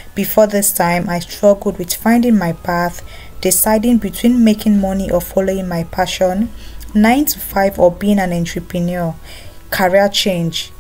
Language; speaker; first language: English; non-native, local second language; Yoruba